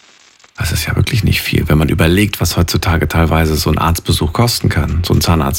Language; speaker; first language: German; native; German